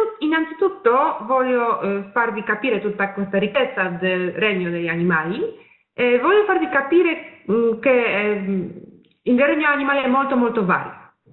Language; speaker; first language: Italian; non-native, fluent; Polish